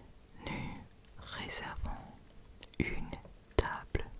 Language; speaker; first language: French; non-native, learner; English